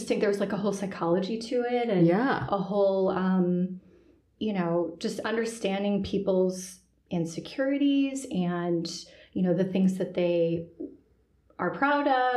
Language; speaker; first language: English; native; English